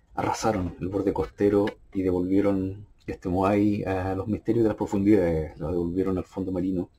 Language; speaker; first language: Spanish; native; Spanish